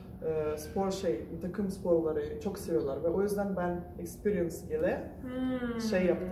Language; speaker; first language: Turkish; non-native, fluent; Russian